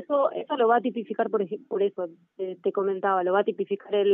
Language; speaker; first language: Spanish; native; Spanish